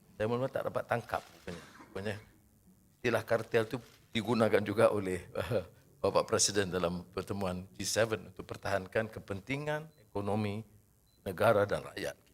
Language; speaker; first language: Malay; native; Malay